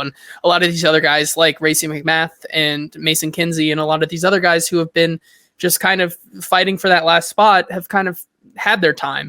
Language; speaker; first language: English; native; English